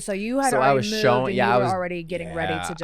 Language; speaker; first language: English; native; English